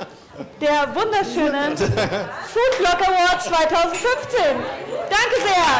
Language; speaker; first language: German; native; German